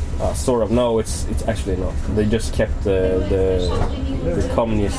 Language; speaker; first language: English; non-native, fluent; Swedish